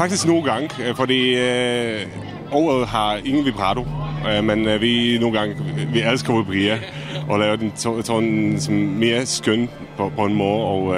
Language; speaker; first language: Danish; non-native, fluent; Czech